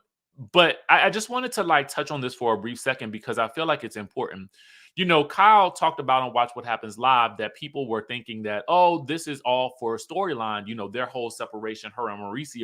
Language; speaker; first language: English; native; English